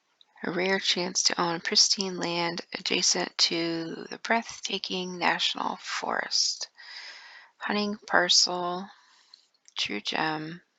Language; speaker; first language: English; native; English